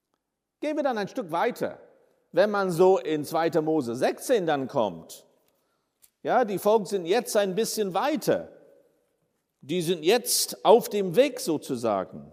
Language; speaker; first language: German; non-native, fluent; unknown